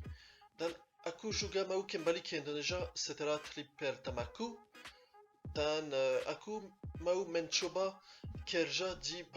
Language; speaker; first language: Indonesian; non-native, learner; French